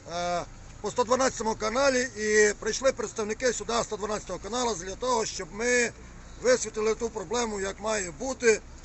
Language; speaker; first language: Ukrainian; native; Ukrainian